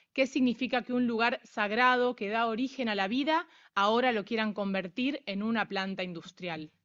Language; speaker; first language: Spanish; native; Spanish